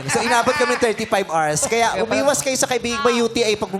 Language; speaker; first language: Filipino; native; Filipino